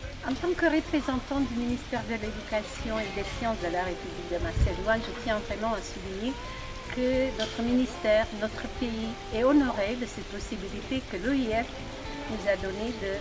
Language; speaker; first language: French; non-native, fluent; Macedonian